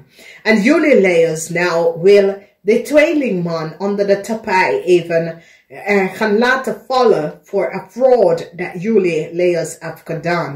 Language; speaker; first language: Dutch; non-native, fluent; English